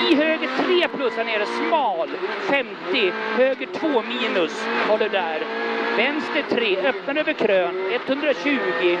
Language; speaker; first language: Swedish; native; Swedish